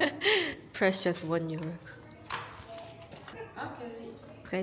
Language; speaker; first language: French; non-native, learner; Korean